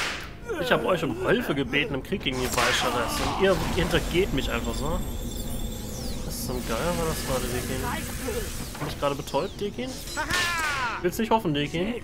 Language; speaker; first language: German; native; German